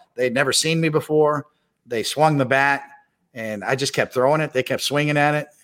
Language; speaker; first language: English; native; English